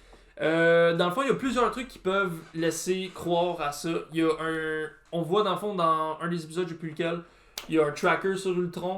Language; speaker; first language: French; native; French